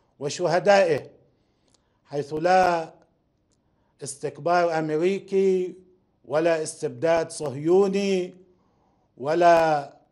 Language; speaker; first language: Arabic; native; Arabic